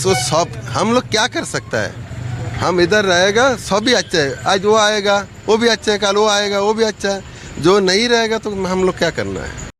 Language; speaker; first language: Hindi; non-native, local second language; Bangla